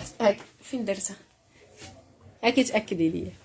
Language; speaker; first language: Arabic; native; Arabic